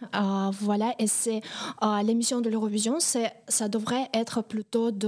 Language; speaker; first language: French; non-native, fluent; Russian